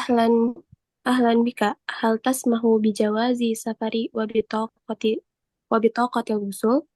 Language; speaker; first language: Arabic; non-native, learner; Indonesian